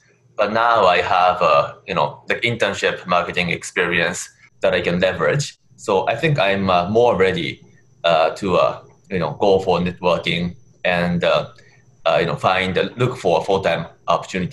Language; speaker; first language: English; non-native, fluent; Japanese